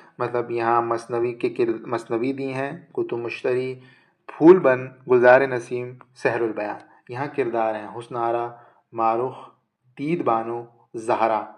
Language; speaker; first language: Urdu; native; Urdu